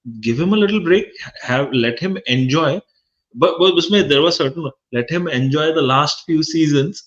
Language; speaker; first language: English; non-native, local second language; Hindi